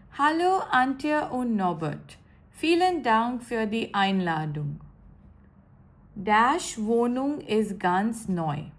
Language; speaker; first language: German; non-native, fluent; Gujarati